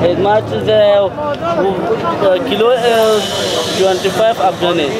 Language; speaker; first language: English; non-native, learner; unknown